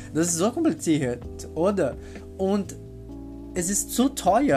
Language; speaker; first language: German; non-native, learner; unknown